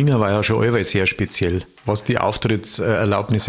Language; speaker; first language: German; native; German